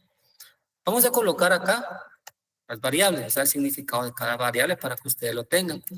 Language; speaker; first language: Spanish; native; Spanish